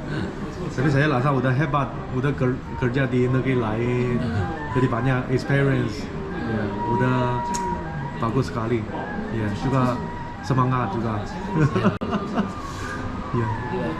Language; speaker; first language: Indonesian; non-native, learner; Chinese